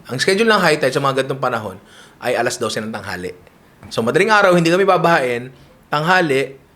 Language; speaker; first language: Filipino; native; Filipino